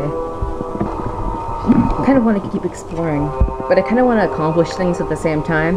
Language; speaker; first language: English; native; English